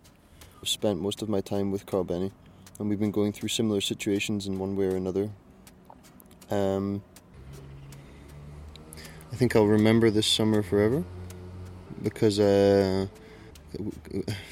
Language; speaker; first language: English; native; English